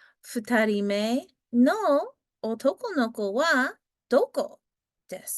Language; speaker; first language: Japanese; non-native, fluent; English